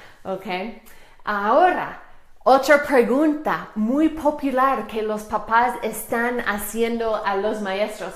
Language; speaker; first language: Spanish; non-native, fluent; English